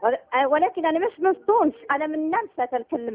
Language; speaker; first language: Arabic; early bilingual, heritage; Arabic